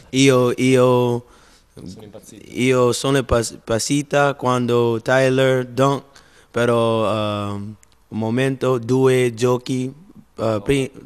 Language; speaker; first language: Italian; non-native, learner; English